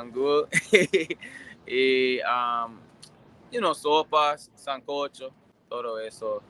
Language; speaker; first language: Spanish; non-native, learner; English